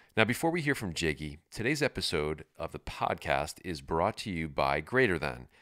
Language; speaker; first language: English; native; English